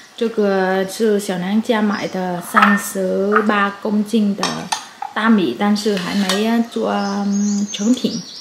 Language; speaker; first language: Chinese; non-native, fluent; Vietnamese